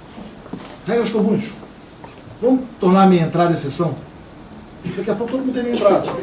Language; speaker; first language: Portuguese; native; Portuguese